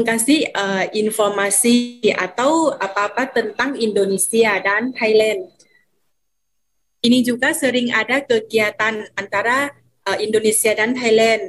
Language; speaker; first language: Indonesian; non-native, fluent; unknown